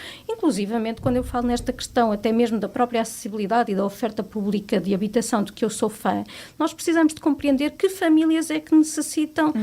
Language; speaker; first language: Portuguese; native; Portuguese